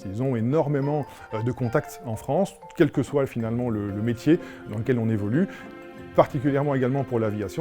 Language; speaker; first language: French; native; French